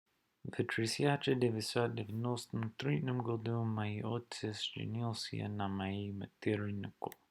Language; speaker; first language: Russian; non-native, learner; English